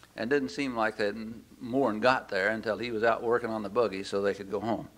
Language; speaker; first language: English; native; English